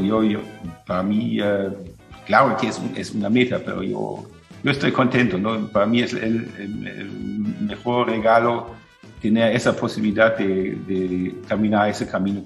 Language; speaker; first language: Spanish; non-native, fluent; German